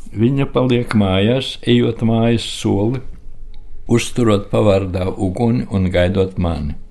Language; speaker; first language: Latvian; native; Latvian